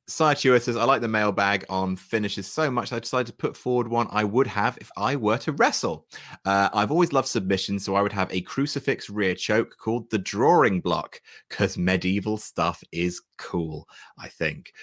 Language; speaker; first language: English; native; English